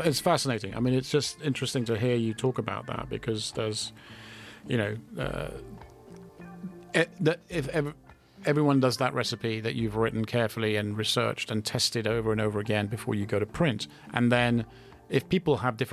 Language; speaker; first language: English; native; English